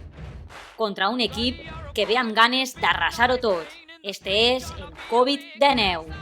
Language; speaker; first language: Catalan; native; Catalan